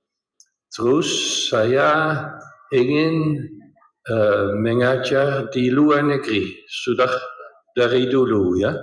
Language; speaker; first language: Indonesian; non-native, fluent; Dutch